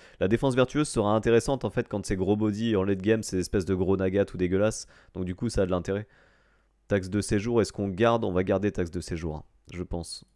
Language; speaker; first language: French; native; French